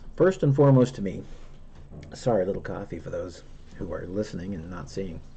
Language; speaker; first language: English; native; English